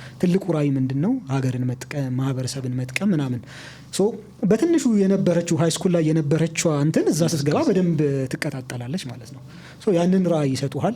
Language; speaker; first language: Amharic; native; Amharic